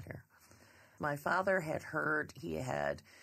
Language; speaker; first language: English; native; English